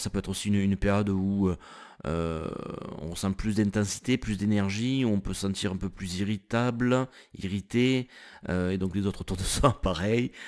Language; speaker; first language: French; native; French